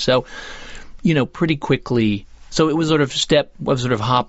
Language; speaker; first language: English; native; English